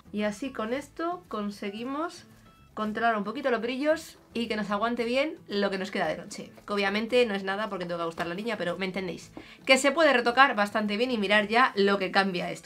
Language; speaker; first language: Spanish; native; Spanish